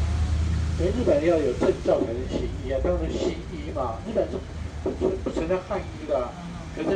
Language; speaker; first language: Chinese; native; Chinese